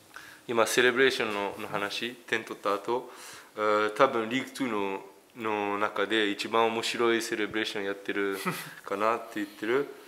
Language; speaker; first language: Japanese; early bilingual, heritage; French